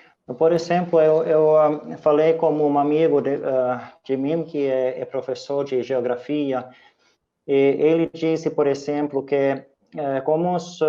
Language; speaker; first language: Portuguese; non-native, fluent; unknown